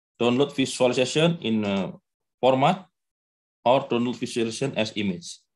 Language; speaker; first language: English; non-native, learner; Indonesian